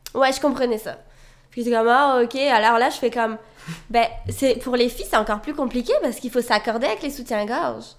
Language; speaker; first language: French; native; French